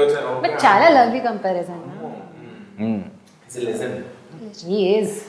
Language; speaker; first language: Telugu; non-native, learner; Hindi